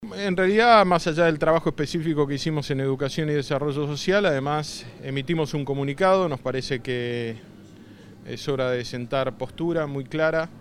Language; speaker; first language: Spanish; native; Spanish